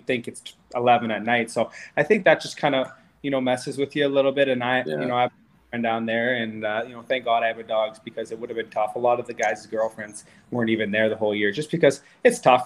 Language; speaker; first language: English; native; English